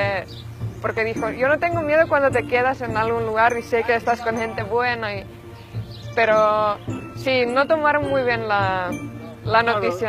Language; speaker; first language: Spanish; non-native, fluent; Finnish